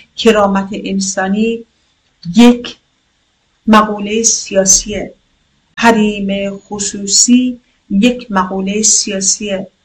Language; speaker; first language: Persian; non-native, local second language; Kurdish